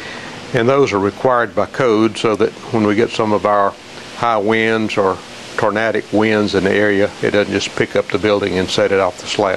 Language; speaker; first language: English; native; English